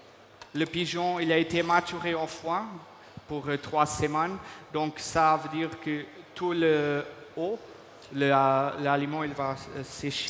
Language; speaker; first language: French; non-native, fluent; Portuguese